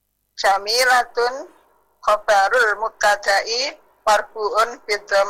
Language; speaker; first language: Arabic; non-native, learner; Indonesian